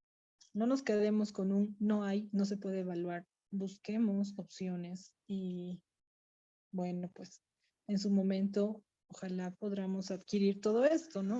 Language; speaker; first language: Spanish; native; Spanish